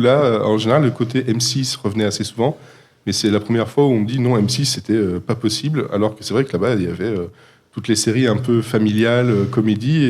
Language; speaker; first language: French; native; French